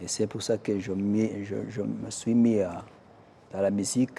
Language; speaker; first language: French; non-native, local second language; Kinyarwanda